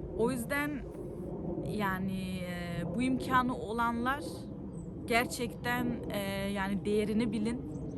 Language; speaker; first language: Turkish; early bilingual, heritage; Turkish